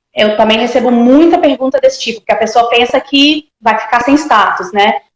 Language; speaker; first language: Portuguese; native; Portuguese